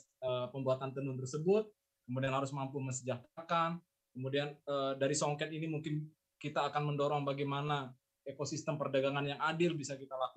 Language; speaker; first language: Indonesian; native; Indonesian